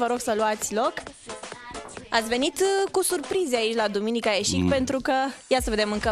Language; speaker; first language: Romanian; native; Romanian